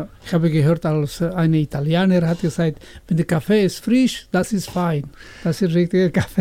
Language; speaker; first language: German; non-native, learner; Spanish